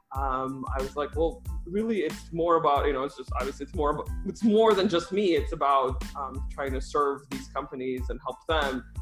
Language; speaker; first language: English; early bilingual, other home language; Russian